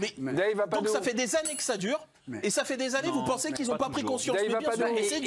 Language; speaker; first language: French; native; French